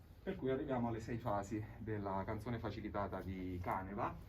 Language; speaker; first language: Italian; native; Italian